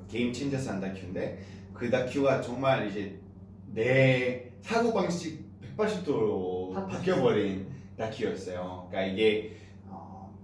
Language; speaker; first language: Korean; non-native, fluent; French